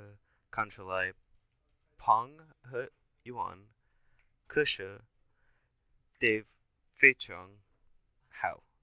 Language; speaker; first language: Chinese; non-native, learner; English